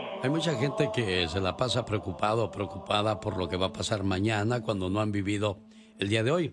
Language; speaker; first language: Spanish; native; Spanish